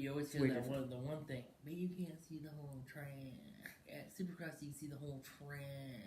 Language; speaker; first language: English; native; English